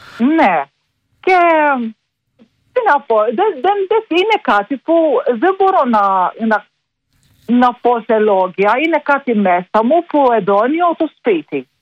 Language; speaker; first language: Greek; non-native, learner; Maltese